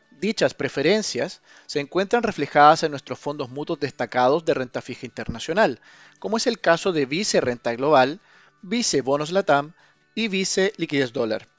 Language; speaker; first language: Spanish; native; Spanish